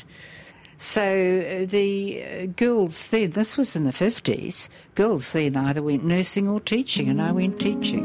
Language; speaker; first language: English; native; English